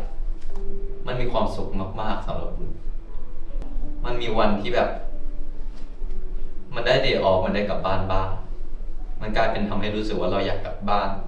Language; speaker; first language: Thai; native; Thai